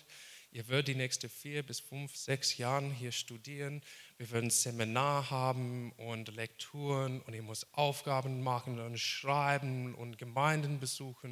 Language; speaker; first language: German; non-native, fluent; English